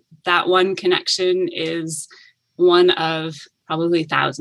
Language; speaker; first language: English; native; English